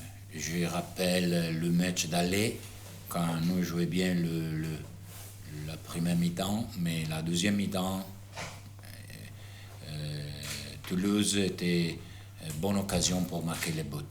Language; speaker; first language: French; non-native, fluent; Italian